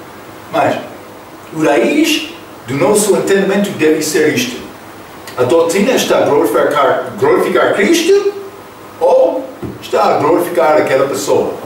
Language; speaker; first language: Portuguese; non-native, fluent; English